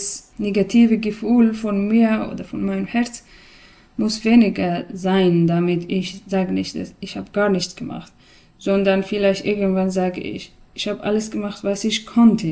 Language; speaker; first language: German; non-native, learner; Persian